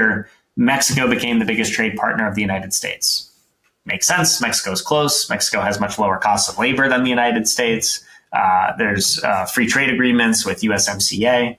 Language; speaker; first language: English; native; English